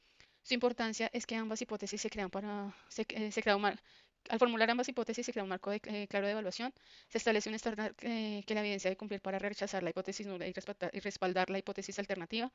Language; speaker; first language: Spanish; native; Spanish